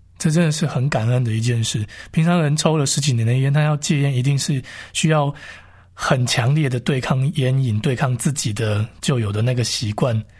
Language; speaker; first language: Chinese; native; Chinese